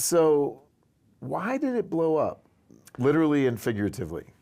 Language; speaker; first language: English; native; English